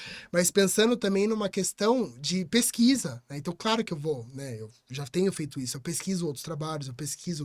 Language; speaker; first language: Portuguese; native; Portuguese